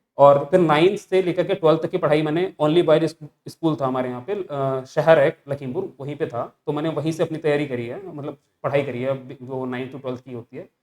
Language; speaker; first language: Hindi; native; Hindi